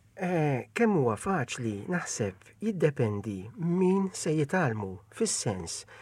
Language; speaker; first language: Maltese; native; Maltese